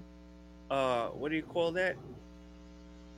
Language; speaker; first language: English; native; English